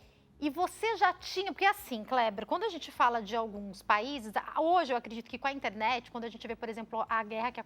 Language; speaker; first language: Portuguese; native; Portuguese